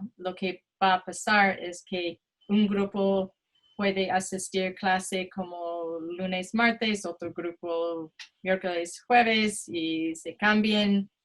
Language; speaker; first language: Spanish; non-native, fluent; English